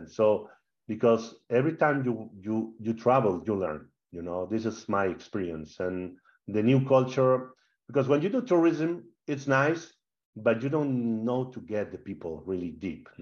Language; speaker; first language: English; non-native, fluent; Spanish